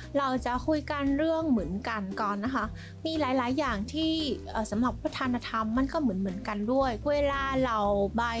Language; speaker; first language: Thai; non-native, fluent; Vietnamese